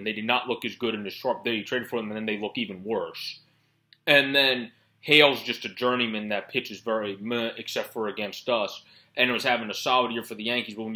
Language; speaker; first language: English; native; English